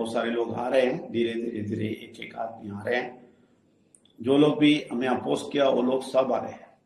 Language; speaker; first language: Hindi; non-native, local second language; Telugu